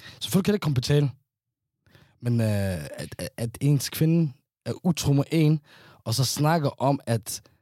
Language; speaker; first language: Danish; early bilingual, other home language; Somali